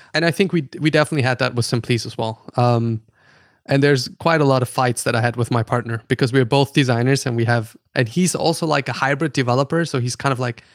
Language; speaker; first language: English; non-native, fluent; German